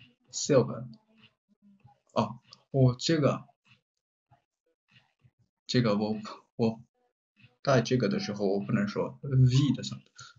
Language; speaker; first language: Chinese; non-native, learner; Japanese